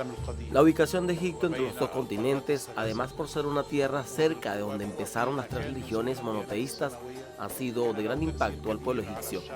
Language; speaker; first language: Spanish; non-native, fluent; Arabic